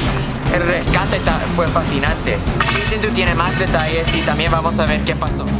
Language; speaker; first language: Spanish; non-native, learner; English